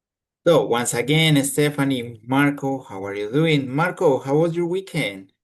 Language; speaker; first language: English; non-native, fluent; Spanish